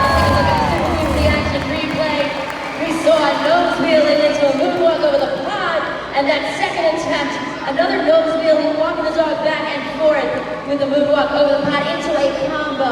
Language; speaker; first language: English; native; English